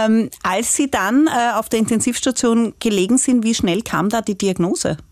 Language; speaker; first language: German; native; German